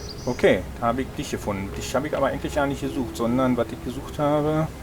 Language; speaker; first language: German; native; German